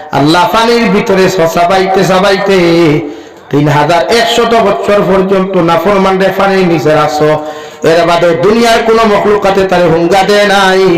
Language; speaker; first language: Bangla; native; Bangla